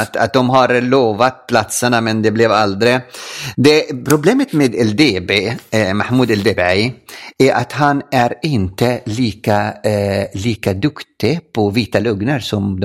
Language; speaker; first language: Swedish; non-native, fluent; Arabic